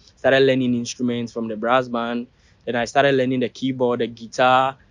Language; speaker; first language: English; non-native, local second language; Ewe